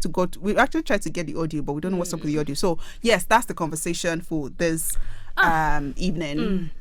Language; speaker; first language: English; non-native, local second language; Yoruba